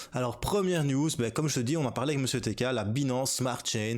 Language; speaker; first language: French; native; French